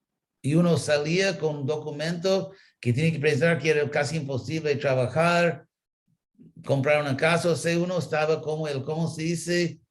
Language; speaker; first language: Spanish; non-native, fluent; English